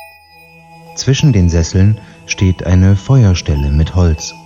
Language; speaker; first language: German; native; German